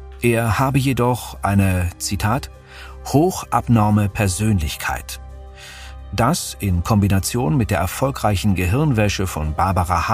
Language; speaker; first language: German; native; German